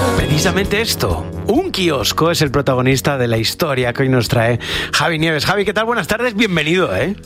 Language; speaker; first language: Spanish; native; Spanish